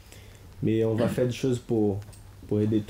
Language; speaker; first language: French; non-native, learner; Portuguese